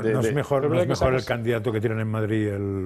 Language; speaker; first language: Spanish; native; Spanish